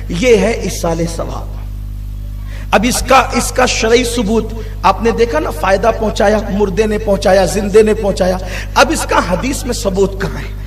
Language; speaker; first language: Urdu; native; Urdu